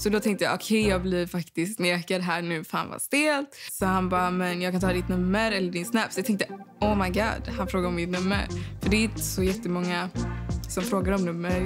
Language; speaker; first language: Swedish; early bilingual, other home language; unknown